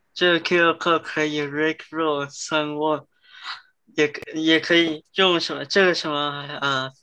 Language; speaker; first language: Chinese; early bilingual, heritage; Chinese